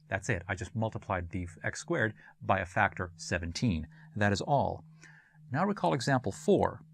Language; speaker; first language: English; native; English